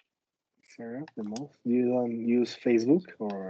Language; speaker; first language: English; non-native, learner; Spanish